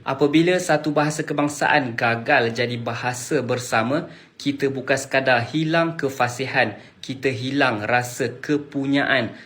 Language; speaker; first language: Malay; native; Malay